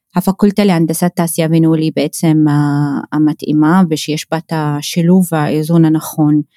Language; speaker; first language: Hebrew; non-native, local second language; Arabic